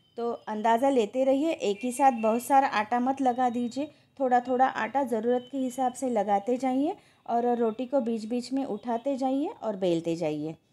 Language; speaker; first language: Hindi; non-native, local second language; Marathi